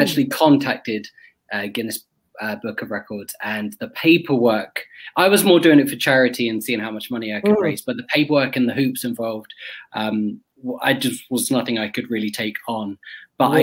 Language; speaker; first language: English; native; English